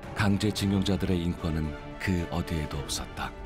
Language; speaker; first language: Korean; native; Korean